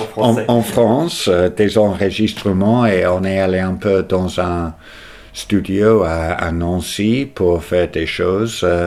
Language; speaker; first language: French; non-native, fluent; English